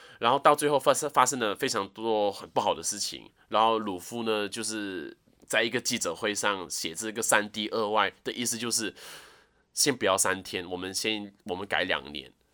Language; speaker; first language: Chinese; native; Chinese